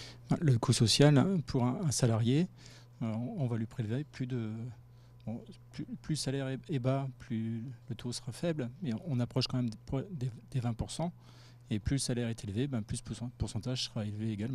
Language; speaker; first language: French; native; French